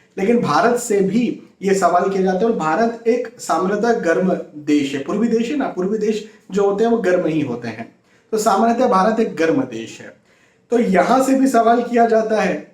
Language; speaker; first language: Hindi; native; Hindi